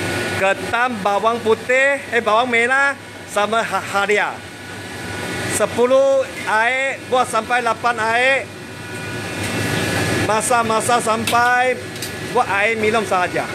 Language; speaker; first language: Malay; non-native, local second language; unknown